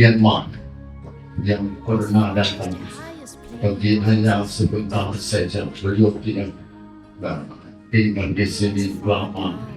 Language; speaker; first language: Indonesian; non-native, learner; Thai